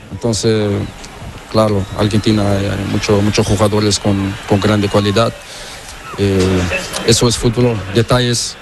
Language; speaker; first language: Spanish; non-native, learner; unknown